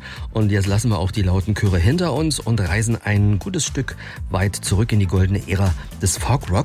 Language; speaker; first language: German; native; German